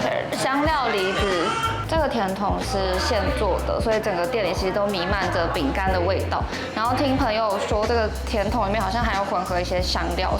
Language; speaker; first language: Chinese; native; Chinese